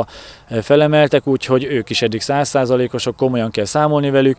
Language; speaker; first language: Hungarian; native; Hungarian